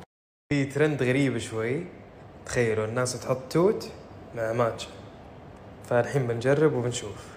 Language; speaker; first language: Arabic; native; Arabic